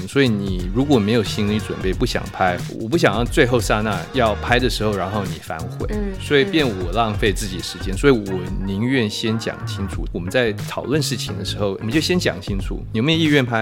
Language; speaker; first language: Chinese; early bilingual, heritage; Chinese